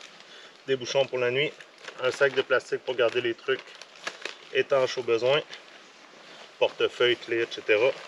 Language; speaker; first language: French; native; French